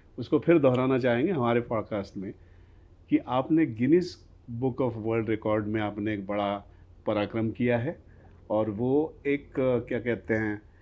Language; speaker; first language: Hindi; non-native, local second language; Marathi